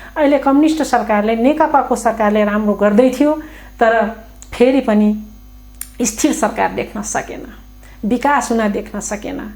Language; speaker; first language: Nepali; non-native, local second language; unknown